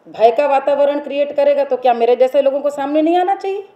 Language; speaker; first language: Hindi; native; Hindi